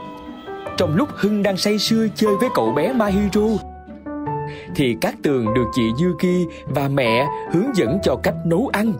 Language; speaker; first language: Vietnamese; native; Vietnamese